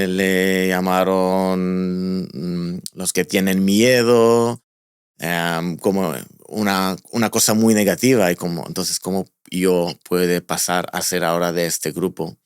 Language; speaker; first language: Spanish; non-native, fluent; Hebrew